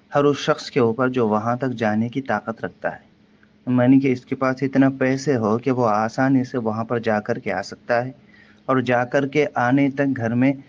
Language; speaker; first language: Urdu; native; Urdu